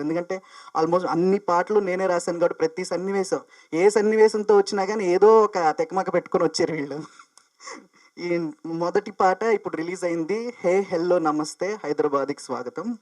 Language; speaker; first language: Telugu; native; Telugu